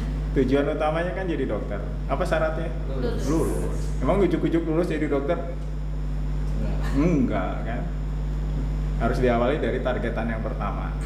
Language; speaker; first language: Indonesian; native; Indonesian